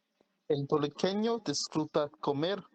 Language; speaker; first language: Spanish; non-native, learner; English